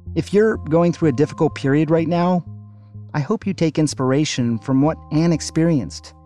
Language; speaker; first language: English; native; English